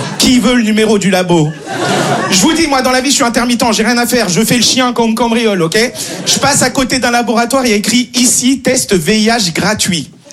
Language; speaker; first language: French; native; French